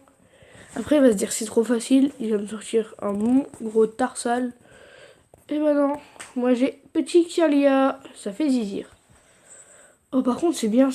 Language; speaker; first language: French; native; French